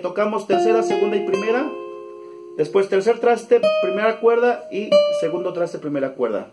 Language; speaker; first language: Spanish; native; Spanish